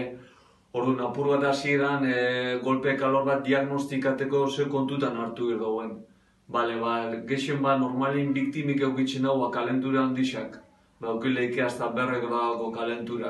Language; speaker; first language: Basque; native; Basque